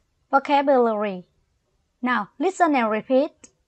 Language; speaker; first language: English; non-native, fluent; Vietnamese